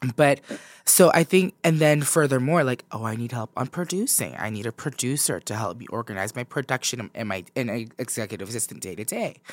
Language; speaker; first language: English; native; English